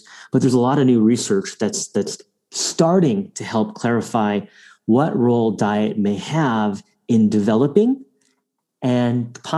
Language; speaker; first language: English; non-native, local second language; Bangla